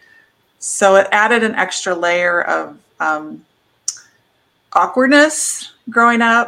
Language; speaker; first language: English; native; English